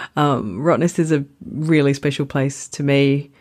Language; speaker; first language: English; native; English